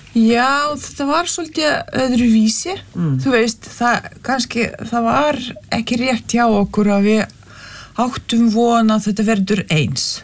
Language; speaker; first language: Icelandic; non-native, fluent; Lithuanian